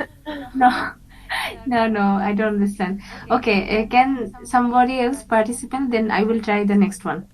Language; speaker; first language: English; non-native, fluent; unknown